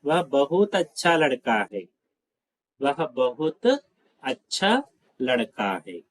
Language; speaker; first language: Hindi; non-native, local second language; Telugu